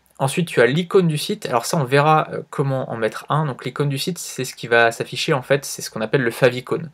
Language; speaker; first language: French; native; French